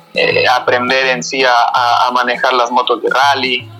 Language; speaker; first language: Spanish; native; Spanish